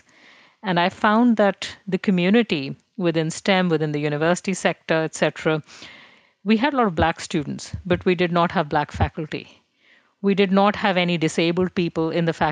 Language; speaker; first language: English; non-native, local second language; Hindi